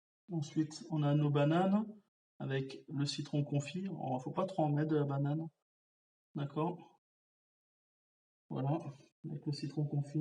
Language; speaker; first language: French; native; French